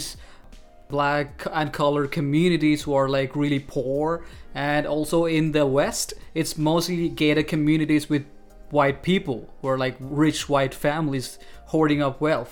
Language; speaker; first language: English; non-native, local second language; Malayalam